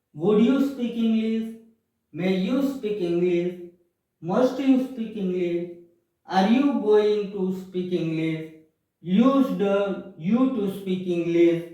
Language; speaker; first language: English; non-native, fluent; Gujarati